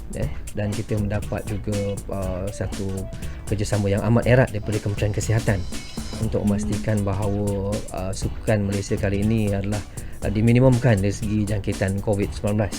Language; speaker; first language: Malay; native; Malay